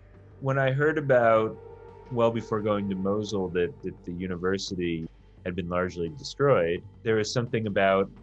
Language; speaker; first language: English; native; English